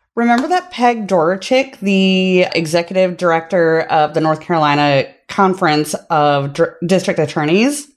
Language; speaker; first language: English; native; English